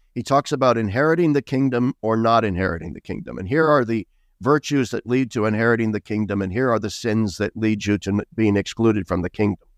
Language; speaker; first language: English; native; English